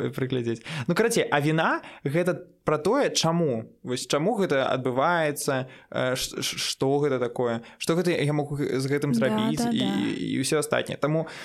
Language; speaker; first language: Belarusian; non-native, local second language; Russian